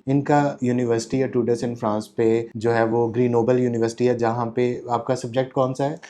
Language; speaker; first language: Urdu; non-native, local second language; Punjabi